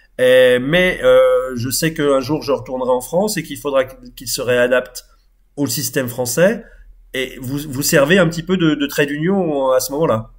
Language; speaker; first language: French; native; French